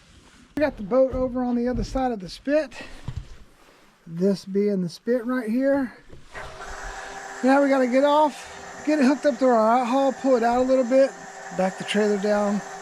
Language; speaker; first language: English; native; English